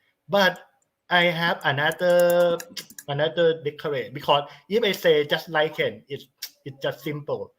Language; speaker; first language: English; non-native, learner; Thai